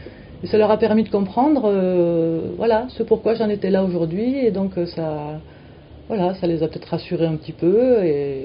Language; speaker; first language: French; native; French